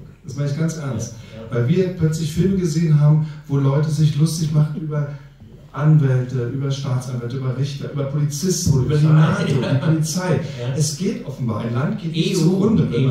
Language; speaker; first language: German; native; German